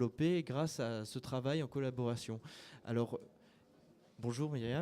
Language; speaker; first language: French; native; French